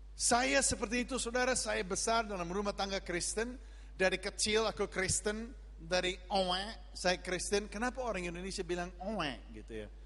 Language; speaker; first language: Indonesian; non-native, fluent; English